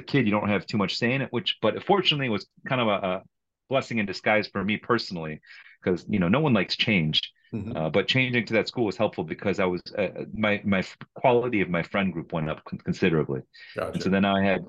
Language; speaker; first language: English; native; English